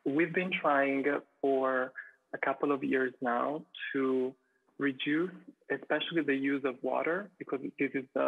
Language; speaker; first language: English; non-native, fluent; Italian